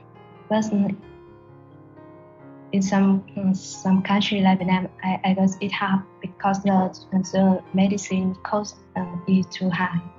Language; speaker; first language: English; non-native, learner; Vietnamese